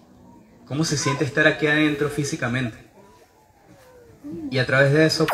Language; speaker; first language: Spanish; native; Spanish